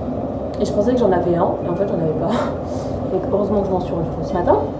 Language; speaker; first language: French; native; French